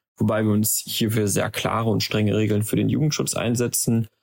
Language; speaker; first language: German; native; German